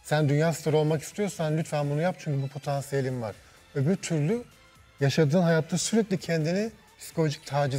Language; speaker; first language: Turkish; native; Turkish